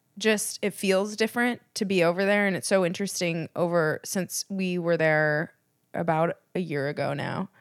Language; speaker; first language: English; native; English